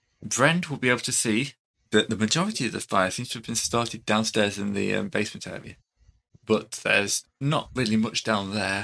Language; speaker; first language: English; native; English